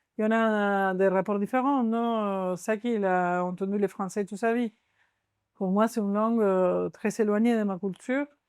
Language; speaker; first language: French; non-native, fluent; Spanish